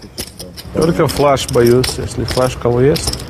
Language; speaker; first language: Russian; non-native, learner; Lithuanian